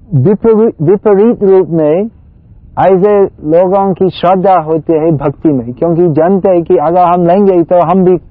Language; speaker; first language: Hindi; non-native, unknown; English